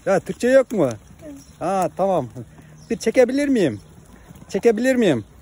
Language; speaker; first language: Turkish; non-native, learner; Kyrgyz